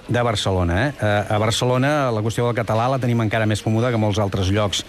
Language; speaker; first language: Catalan; native; Catalan